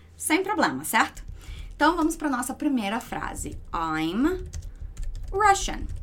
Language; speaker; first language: Portuguese; native; Portuguese